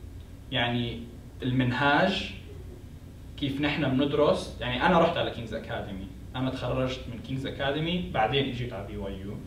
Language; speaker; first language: Arabic; native; Arabic